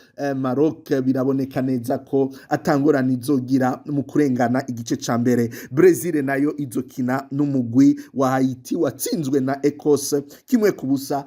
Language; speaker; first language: Rundi; native; Rundi